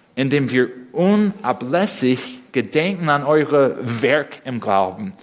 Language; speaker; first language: German; non-native, fluent; English